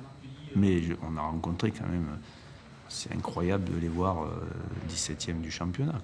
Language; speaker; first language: French; native; French